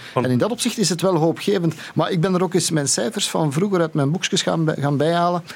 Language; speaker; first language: Dutch; native; Dutch